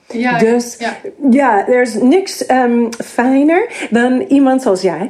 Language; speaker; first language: Dutch; non-native, fluent; English